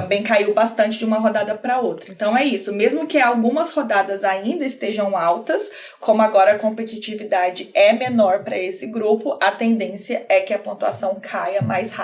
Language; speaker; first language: Portuguese; native; Portuguese